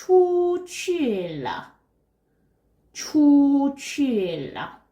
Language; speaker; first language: Chinese; non-native, fluent; Korean